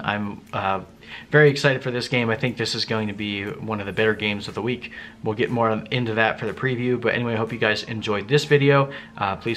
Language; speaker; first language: English; native; English